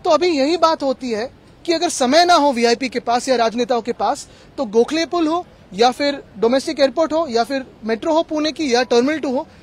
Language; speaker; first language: Hindi; non-native, local second language; Marathi